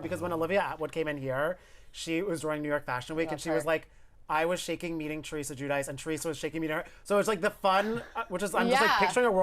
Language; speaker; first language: English; native; English